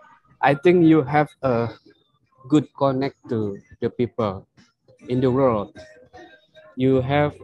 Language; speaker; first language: English; non-native, learner; Indonesian